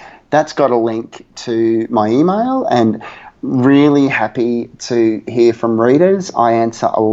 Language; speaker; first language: English; native; English